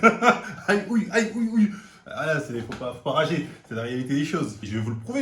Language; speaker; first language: French; native; French